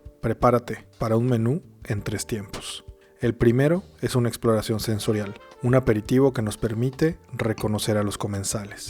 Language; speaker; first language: Spanish; native; Spanish